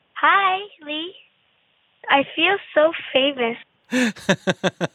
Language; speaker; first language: English; non-native, fluent; Turkish